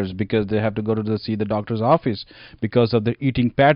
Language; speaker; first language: English; non-native, local second language; Punjabi